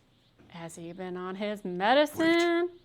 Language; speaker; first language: English; native; English